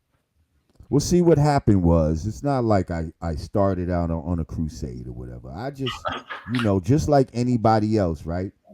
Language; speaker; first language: English; native; English